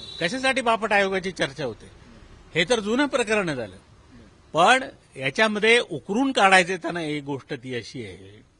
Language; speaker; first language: Marathi; native; Marathi